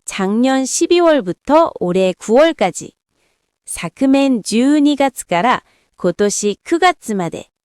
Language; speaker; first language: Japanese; non-native, fluent; Korean